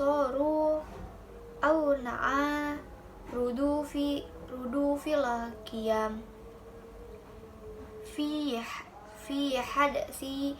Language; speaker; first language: Arabic; non-native, learner; Indonesian